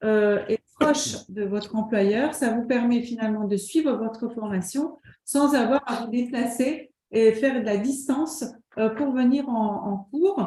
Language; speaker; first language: French; native; French